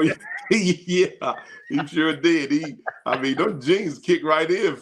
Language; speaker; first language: English; native; English